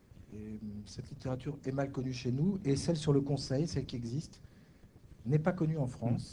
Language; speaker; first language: French; native; French